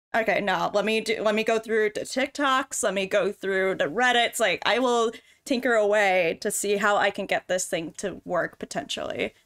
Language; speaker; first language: English; native; English